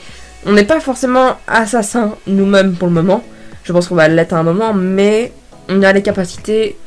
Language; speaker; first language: French; native; French